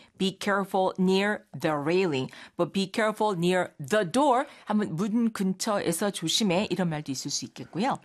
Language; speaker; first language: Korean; native; Korean